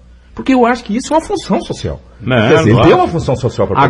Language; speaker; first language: Portuguese; native; Portuguese